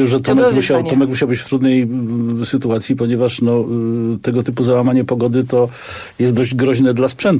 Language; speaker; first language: Polish; native; Polish